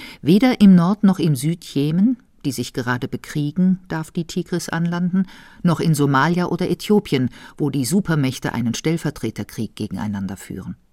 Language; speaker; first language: German; native; German